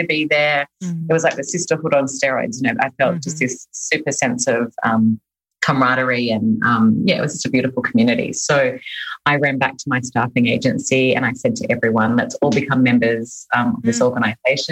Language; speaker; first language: English; native; English